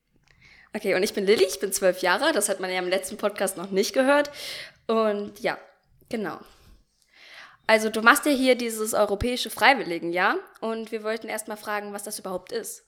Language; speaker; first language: German; native; German